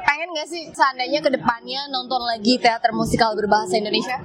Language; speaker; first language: Indonesian; native; Indonesian